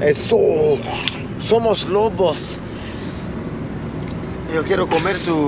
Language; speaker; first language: Spanish; non-native, learner; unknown